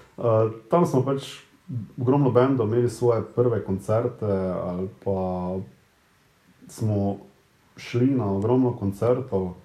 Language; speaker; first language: Slovenian; native; Slovenian